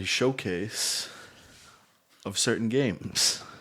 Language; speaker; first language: English; native; English